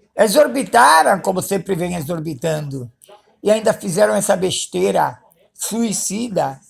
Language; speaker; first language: Portuguese; early bilingual, other home language; Spanish